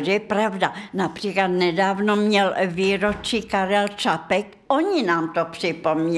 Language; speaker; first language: Czech; non-native, fluent; Russian